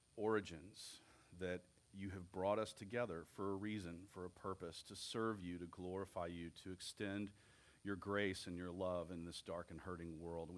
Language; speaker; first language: English; native; English